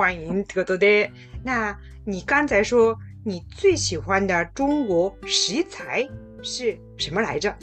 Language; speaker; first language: Chinese; non-native, fluent; Japanese